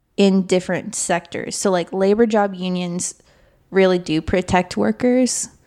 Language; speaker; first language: English; native; English